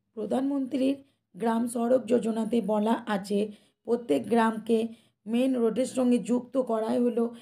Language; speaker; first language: Bangla; native; Bangla